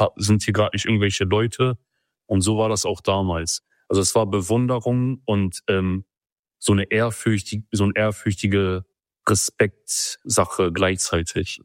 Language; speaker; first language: German; early bilingual, other home language; Kurdish